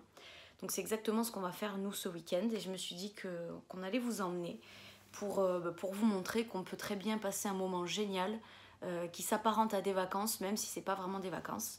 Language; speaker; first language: French; native; French